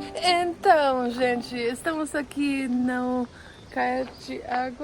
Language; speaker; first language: Portuguese; non-native, learner; English